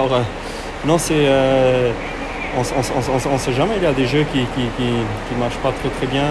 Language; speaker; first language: French; non-native, learner; German